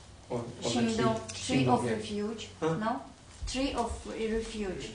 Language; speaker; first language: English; non-native, learner; Russian